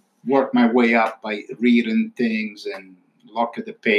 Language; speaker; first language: English; non-native, fluent; Italian